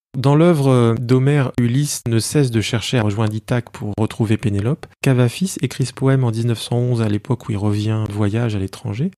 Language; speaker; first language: French; native; French